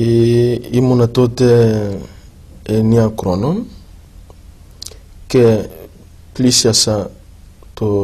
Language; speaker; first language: Greek; non-native, fluent; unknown